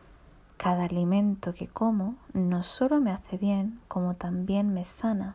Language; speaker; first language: Spanish; non-native, fluent; Portuguese